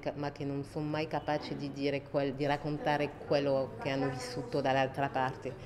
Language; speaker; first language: Italian; non-native, fluent; French